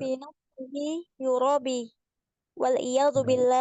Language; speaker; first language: Arabic; non-native, learner; Indonesian